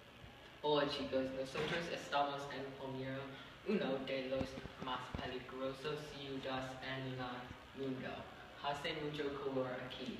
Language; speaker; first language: Spanish; non-native, learner; English